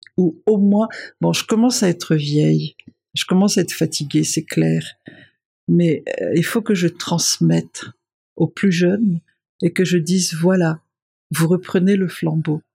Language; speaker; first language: French; non-native, local second language; Malagasy